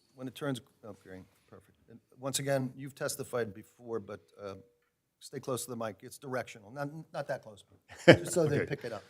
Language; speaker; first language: English; non-native, fluent; Russian